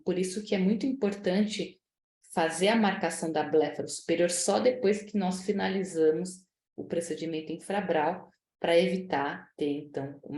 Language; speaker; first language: Portuguese; native; Portuguese